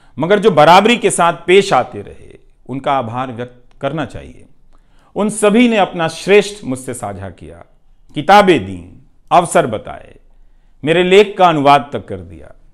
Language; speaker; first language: Hindi; non-native, local second language; Bhojpuri